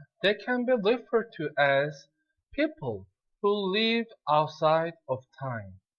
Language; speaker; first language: English; non-native, fluent; Korean